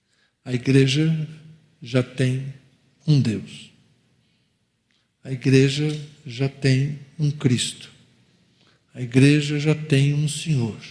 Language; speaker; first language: Portuguese; native; Portuguese